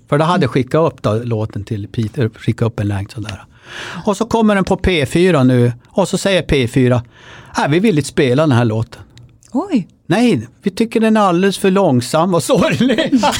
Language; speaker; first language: Swedish; native; Swedish